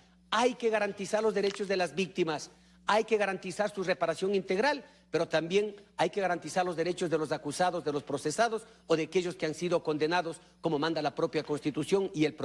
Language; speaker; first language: Spanish; native; Spanish